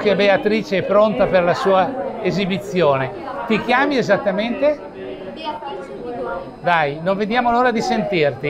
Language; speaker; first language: Italian; native; Italian